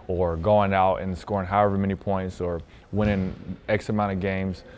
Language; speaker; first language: English; native; English